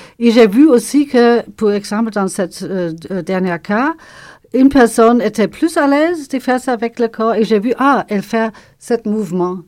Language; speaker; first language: French; non-native, fluent; German